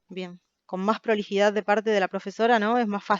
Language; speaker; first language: Spanish; native; Spanish